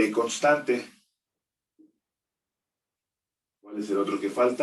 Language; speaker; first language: Spanish; native; Spanish